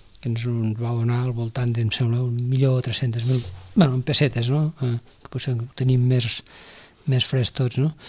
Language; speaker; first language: Catalan; native; Catalan